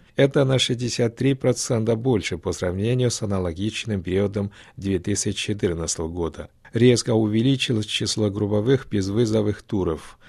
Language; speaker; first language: Russian; non-native, fluent; Chinese